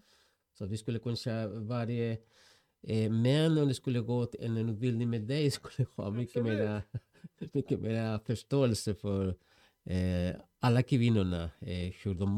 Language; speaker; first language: Swedish; non-native, fluent; Spanish